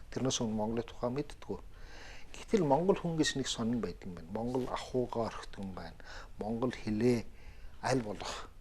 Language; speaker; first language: Mongolian; early bilingual, heritage; Mongolian